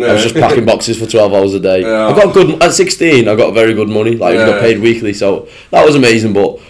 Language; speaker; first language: English; native; English